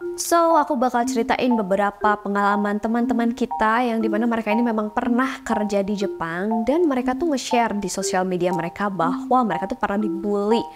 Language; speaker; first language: Indonesian; native; Indonesian